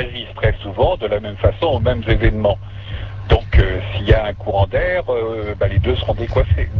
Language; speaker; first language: French; native; French